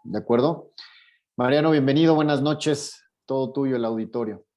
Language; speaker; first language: Spanish; native; Spanish